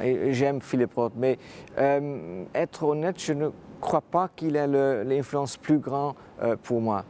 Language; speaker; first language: French; non-native, fluent; Dutch